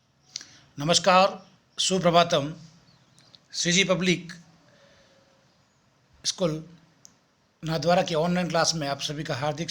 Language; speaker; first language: Hindi; native; Hindi